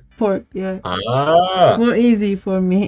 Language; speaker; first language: English; non-native, learner; Turkish